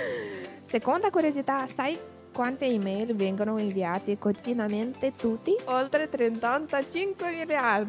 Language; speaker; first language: Italian; non-native, learner; Romanian